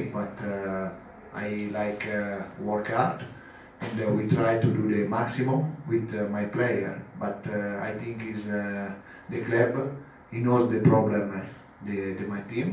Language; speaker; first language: English; non-native, learner; Italian